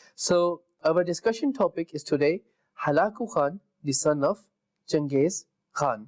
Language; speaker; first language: English; non-native, local second language; Urdu